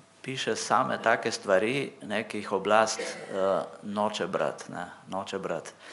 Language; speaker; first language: Slovenian; native; Slovenian